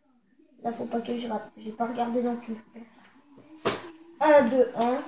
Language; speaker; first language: French; native; French